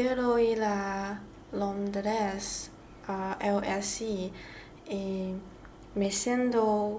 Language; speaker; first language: Spanish; non-native, learner; Chinese